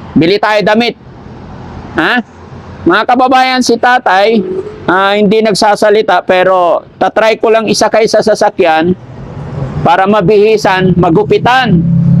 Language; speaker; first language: Filipino; native; Filipino